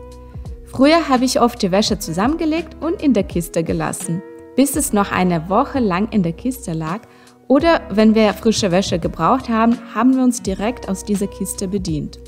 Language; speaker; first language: German; non-native, fluent; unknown